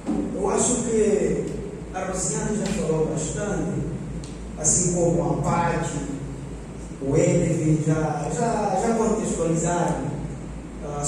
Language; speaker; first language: Portuguese; non-native, local second language; Upper Guinea Crioulo